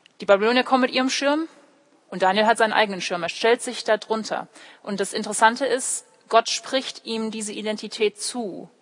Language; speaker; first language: German; early bilingual, other home language; English